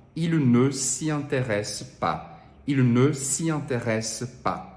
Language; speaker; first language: French; non-native, fluent; Portuguese